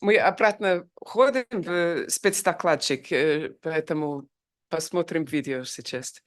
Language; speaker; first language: Russian; non-native, fluent; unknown